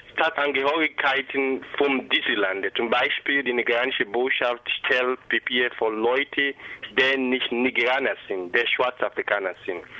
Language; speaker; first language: German; non-native, fluent; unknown